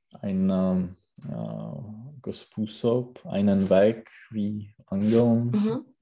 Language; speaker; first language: German; non-native, learner; Czech